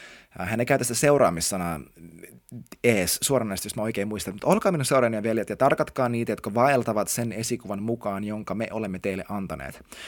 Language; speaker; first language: Finnish; native; Finnish